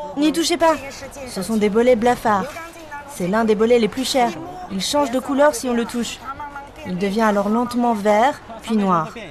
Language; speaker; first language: French; non-native, fluent; Ukrainian